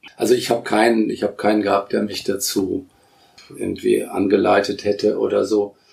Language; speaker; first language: German; native; German